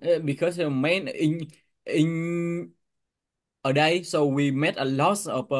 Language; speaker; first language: English; non-native, learner; Vietnamese